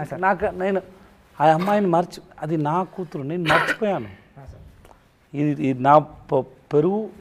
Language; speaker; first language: Telugu; non-native, learner; Tamil